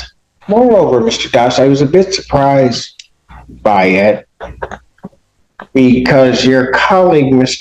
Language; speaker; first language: English; native; English